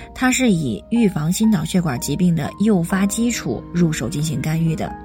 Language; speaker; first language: Chinese; native; Chinese